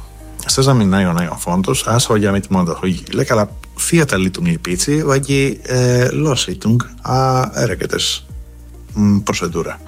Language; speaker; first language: Hungarian; non-native, fluent; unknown